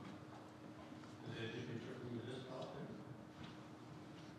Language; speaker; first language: English; native; English